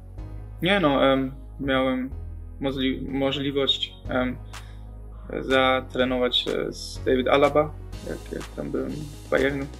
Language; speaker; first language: Polish; early bilingual, heritage; German